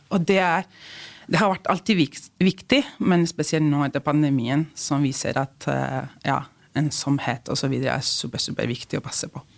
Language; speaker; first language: Norwegian; non-native, fluent; Spanish